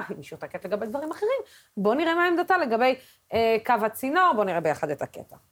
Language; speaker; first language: Hebrew; non-native, local second language; Arabic